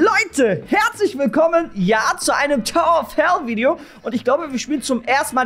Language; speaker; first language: German; native; German